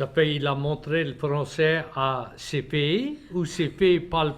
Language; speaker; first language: French; native; French